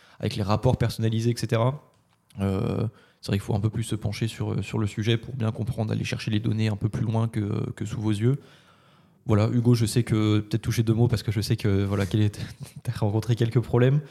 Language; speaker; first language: French; native; French